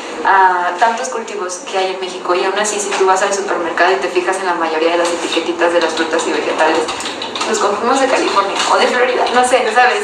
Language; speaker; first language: Spanish; native; Spanish